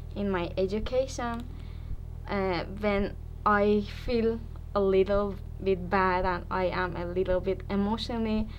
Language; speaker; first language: English; non-native, learner; Persian